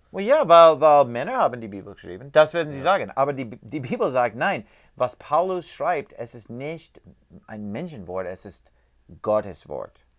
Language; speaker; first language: German; non-native, learner; English